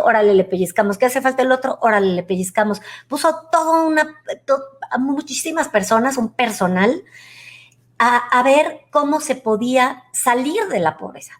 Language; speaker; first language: Spanish; native; Spanish